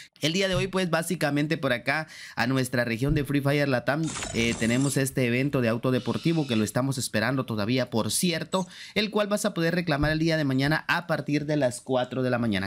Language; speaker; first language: Spanish; native; Spanish